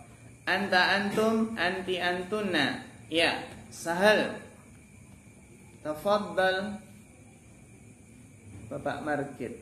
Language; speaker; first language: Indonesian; native; Indonesian